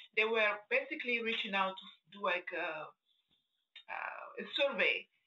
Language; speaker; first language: English; non-native, fluent; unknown